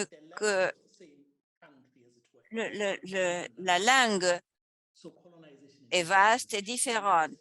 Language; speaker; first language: French; non-native, fluent; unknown